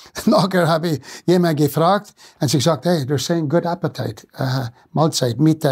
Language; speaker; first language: German; non-native, fluent; English